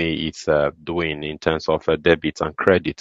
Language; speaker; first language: English; non-native, local second language; Igbo